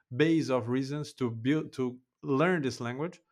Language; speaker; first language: English; non-native, fluent; Portuguese